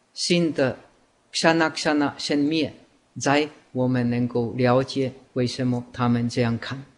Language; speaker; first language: Chinese; non-native, fluent; Czech